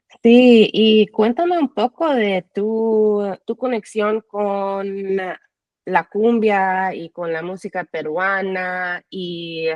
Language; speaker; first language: Spanish; early bilingual, heritage; English